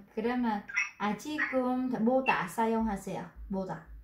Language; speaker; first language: Korean; non-native, fluent; Vietnamese